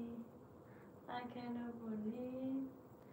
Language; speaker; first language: English; non-native, learner; Vietnamese